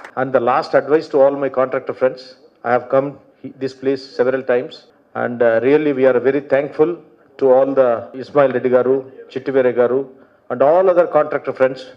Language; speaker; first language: English; non-native, local second language; Telugu